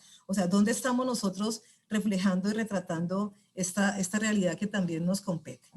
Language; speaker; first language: Spanish; native; Spanish